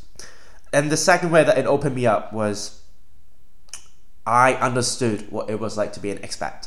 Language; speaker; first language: English; non-native, local second language; Cantonese